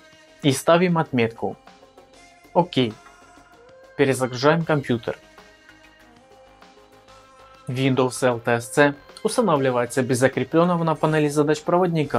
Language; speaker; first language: Russian; native; Russian